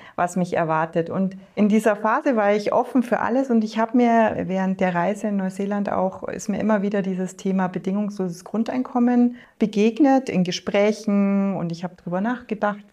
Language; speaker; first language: German; native; German